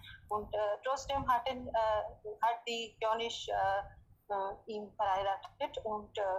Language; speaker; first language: German; non-native, learner; Hindi